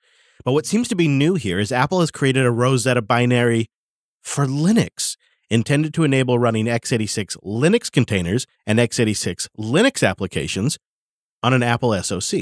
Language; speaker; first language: English; native; English